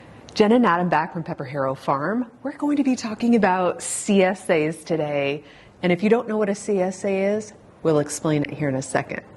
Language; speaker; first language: English; native; English